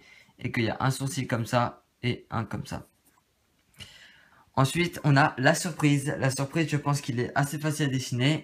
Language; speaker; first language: French; native; French